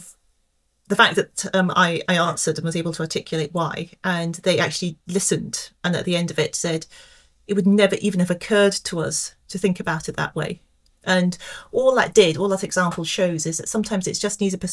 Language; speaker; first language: English; native; English